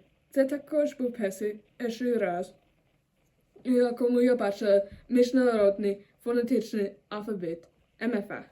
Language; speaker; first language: Ukrainian; non-native, learner; German